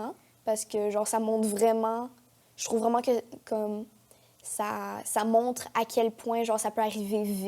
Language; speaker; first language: French; native; French